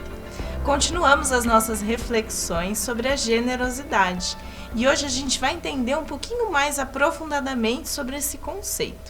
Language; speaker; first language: Portuguese; native; Portuguese